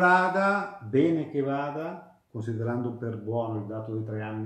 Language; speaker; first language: Italian; native; Italian